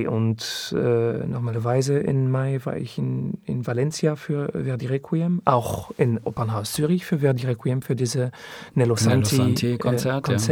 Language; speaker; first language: German; non-native, learner; French